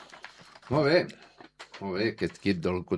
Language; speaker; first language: Catalan; native; Catalan